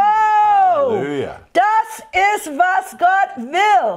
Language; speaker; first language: German; non-native, fluent; English